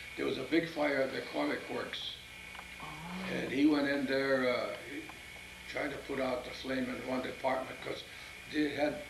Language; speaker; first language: English; early bilingual, other home language; Italian